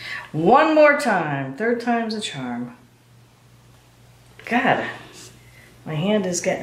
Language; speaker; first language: English; native; English